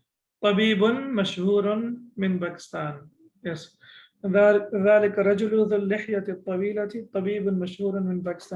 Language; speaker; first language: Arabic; non-native, fluent; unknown